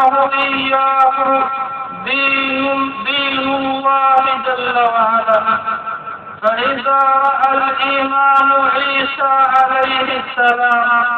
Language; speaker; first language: Arabic; native; Arabic